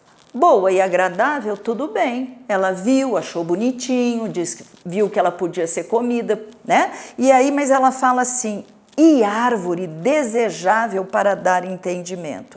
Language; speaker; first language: Portuguese; native; Portuguese